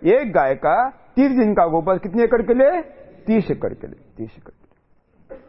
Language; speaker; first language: Hindi; non-native, local second language; Marathi